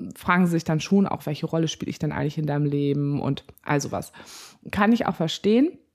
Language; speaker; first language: German; native; German